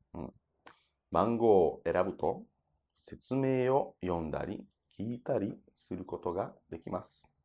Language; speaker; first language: Japanese; non-native, fluent; Portuguese